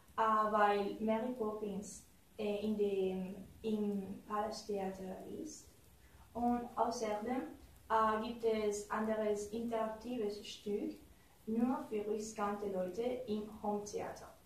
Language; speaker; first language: German; non-native, learner; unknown